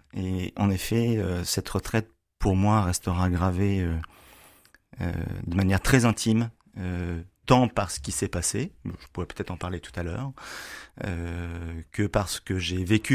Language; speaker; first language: French; native; French